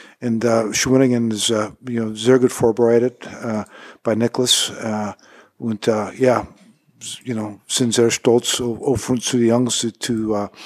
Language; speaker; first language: German; non-native, learner; English